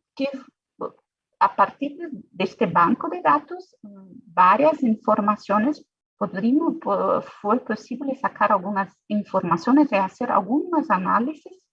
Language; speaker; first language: Spanish; non-native, fluent; Portuguese